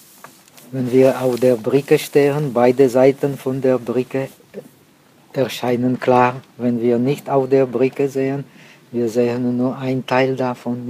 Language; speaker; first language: German; non-native, fluent; Czech